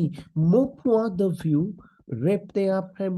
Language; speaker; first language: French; non-native, fluent; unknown